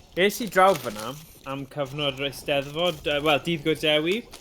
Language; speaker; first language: Welsh; native; Welsh